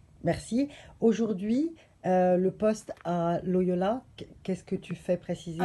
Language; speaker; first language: French; native; French